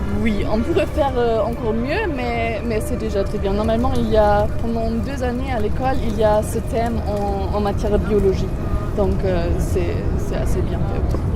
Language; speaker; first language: French; non-native, fluent; German